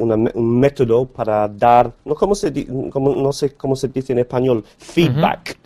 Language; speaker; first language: Spanish; non-native, fluent; English